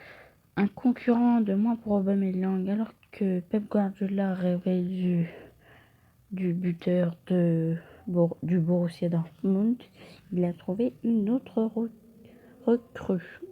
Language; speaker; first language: French; native; French